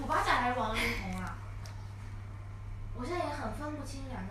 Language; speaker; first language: Chinese; native; Chinese